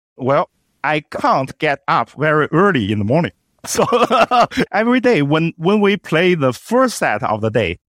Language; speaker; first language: English; non-native, fluent; Chinese